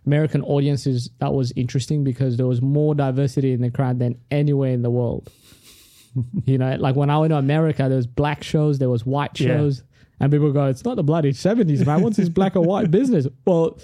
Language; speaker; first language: English; non-native, local second language; Tigrinya